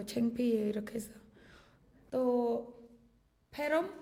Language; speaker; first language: Korean; non-native, learner; Khmer